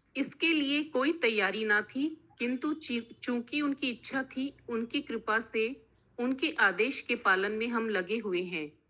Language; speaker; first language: Hindi; native; Hindi